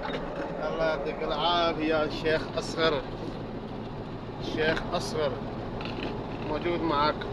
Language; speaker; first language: Arabic; non-native, fluent; Urdu